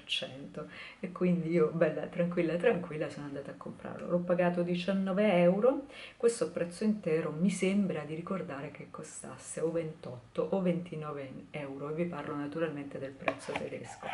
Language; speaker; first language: Italian; native; Italian